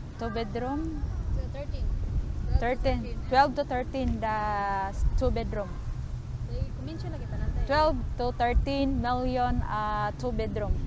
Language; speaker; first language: English; non-native, local second language; Cebuano